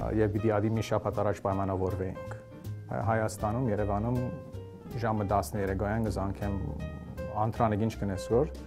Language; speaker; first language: Armenian; early bilingual, heritage; Armenian